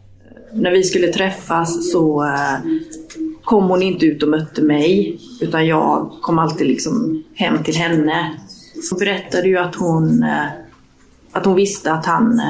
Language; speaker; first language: Swedish; native; Swedish